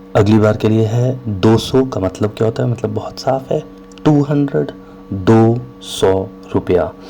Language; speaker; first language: Hindi; native; Hindi